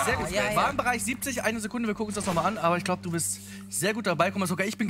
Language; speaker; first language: German; native; German